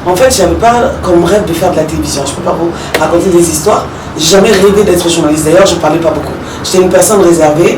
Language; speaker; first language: French; early bilingual, other home language; Lingala